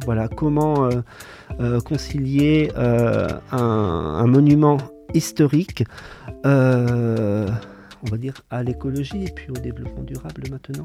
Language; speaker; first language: French; native; French